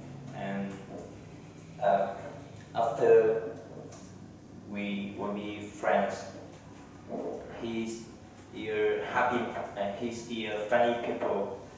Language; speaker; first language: English; non-native, learner; Vietnamese